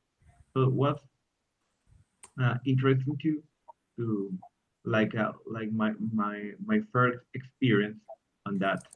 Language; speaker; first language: English; non-native, learner; Spanish